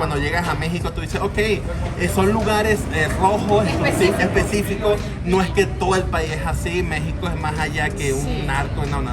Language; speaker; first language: Spanish; native; Spanish